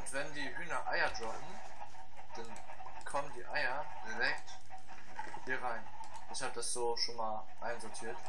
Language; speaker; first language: German; native; German